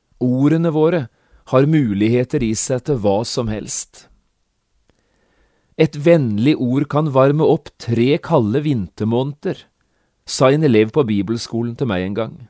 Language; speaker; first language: Norwegian; native; Norwegian